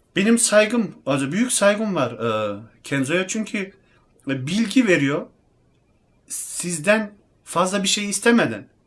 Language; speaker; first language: Turkish; early bilingual, heritage; Turkish